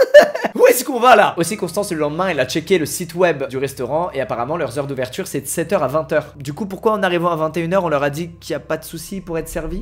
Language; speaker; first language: French; native; French